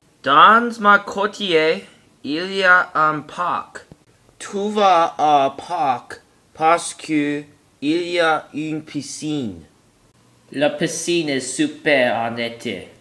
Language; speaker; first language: French; non-native, learner; English